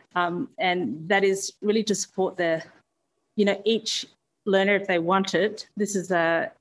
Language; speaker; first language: English; native; English